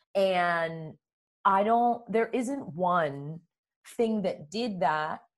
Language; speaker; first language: English; early bilingual, other home language; Spanish